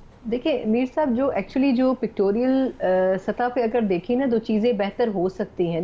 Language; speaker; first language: Urdu; native; Urdu